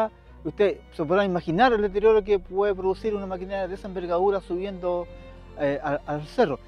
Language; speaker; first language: Spanish; native; Spanish